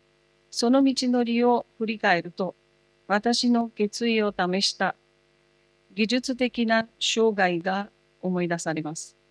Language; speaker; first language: Japanese; non-native, fluent; Marathi